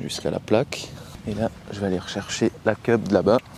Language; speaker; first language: French; native; French